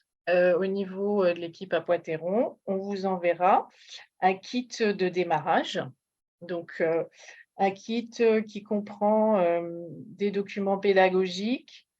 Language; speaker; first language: French; native; French